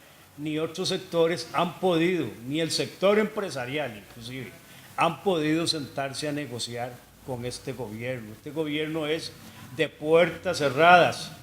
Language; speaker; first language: Spanish; native; Spanish